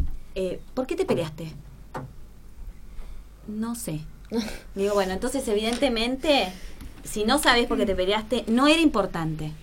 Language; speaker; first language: Spanish; native; Spanish